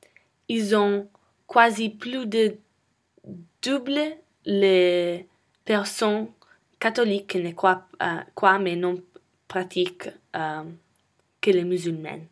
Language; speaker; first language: French; non-native, learner; English